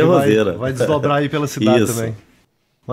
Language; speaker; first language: Portuguese; native; Portuguese